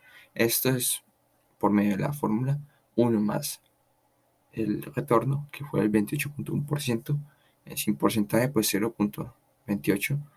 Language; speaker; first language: Spanish; native; Spanish